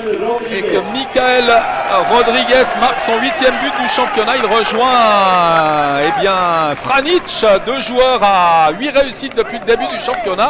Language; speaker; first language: French; native; French